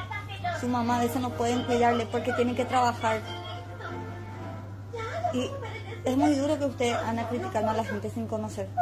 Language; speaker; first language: Spanish; non-native, local second language; Guarani